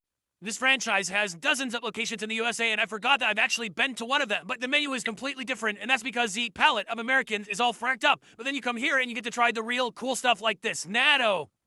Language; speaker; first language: English; native; English